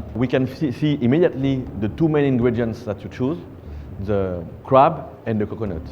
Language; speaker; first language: English; non-native, fluent; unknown